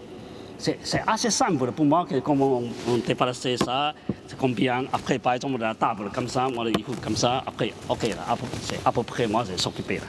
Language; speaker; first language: French; non-native, learner; Chinese